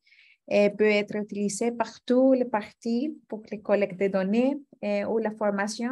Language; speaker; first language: French; non-native, fluent; Spanish